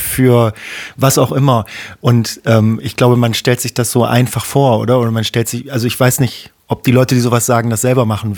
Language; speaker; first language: German; native; German